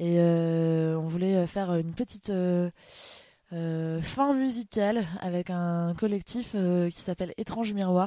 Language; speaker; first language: French; native; French